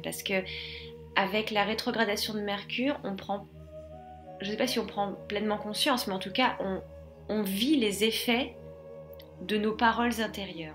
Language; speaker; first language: French; native; French